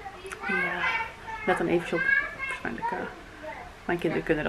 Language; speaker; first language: Dutch; native; Dutch